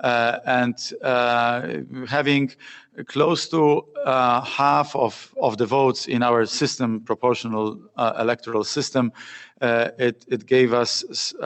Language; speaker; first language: English; non-native, fluent; Polish